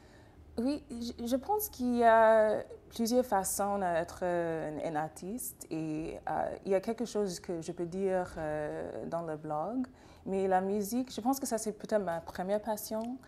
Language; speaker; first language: French; non-native, fluent; English